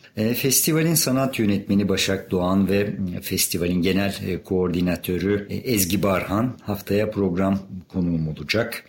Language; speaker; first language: Turkish; native; Turkish